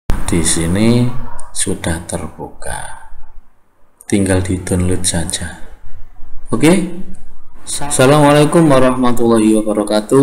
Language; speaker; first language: Indonesian; native; Indonesian